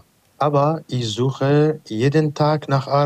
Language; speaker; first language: German; non-native, learner; Arabic